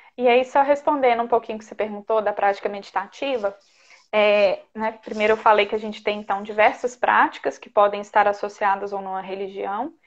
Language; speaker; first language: Portuguese; native; Portuguese